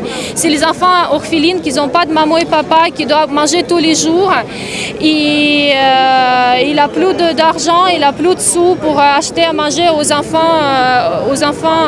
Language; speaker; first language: French; non-native, fluent; Russian